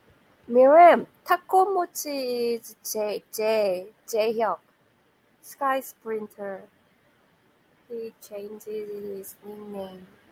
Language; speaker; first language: English; non-native, learner; Korean